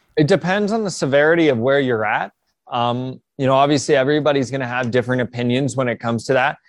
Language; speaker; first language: English; native; English